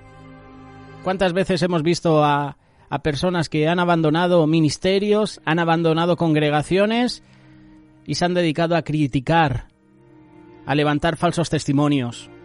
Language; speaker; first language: Spanish; native; Spanish